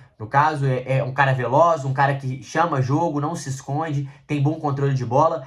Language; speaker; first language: Portuguese; native; Portuguese